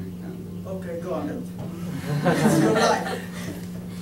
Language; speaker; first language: English; non-native, learner; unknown